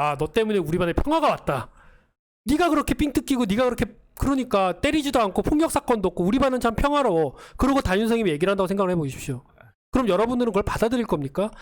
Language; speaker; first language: Korean; native; Korean